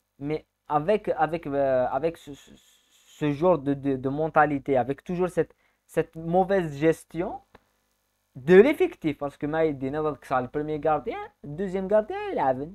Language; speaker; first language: French; native; French